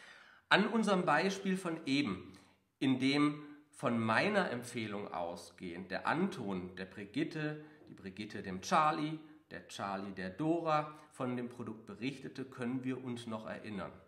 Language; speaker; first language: German; native; German